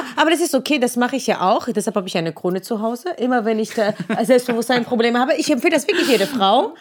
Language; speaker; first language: German; non-native, fluent; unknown